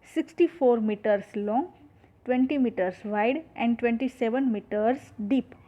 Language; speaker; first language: English; non-native, local second language; Gujarati